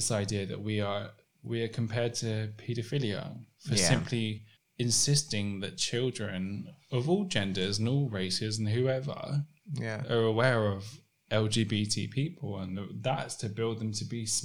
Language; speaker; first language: English; native; English